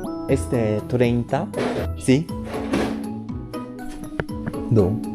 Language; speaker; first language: Spanish; non-native, learner; Japanese